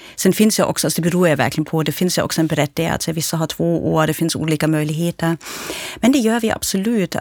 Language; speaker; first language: Swedish; non-native, fluent; German